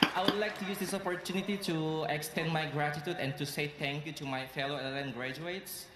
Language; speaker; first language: English; non-native, fluent; Indonesian